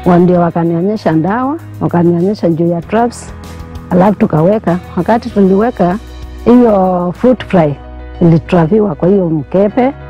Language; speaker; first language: Swahili; non-native, local second language; Kamba